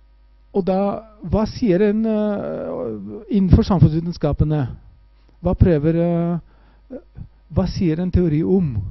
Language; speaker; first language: Norwegian; non-native, fluent; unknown